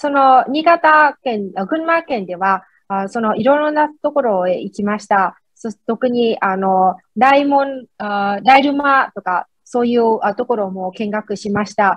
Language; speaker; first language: Japanese; non-native, fluent; Vietnamese